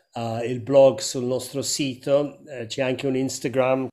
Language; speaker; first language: Italian; native; Italian